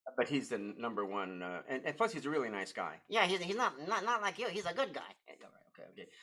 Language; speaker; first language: English; native; English